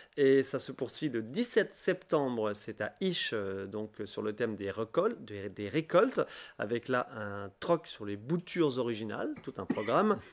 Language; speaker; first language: French; native; French